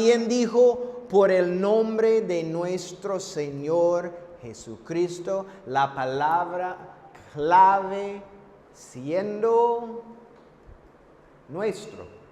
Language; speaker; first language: Spanish; non-native, fluent; English